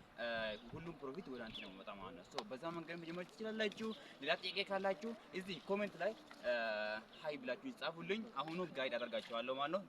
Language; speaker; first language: Amharic; native; Amharic